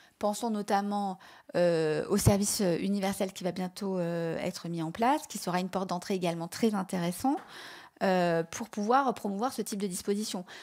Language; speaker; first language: French; native; French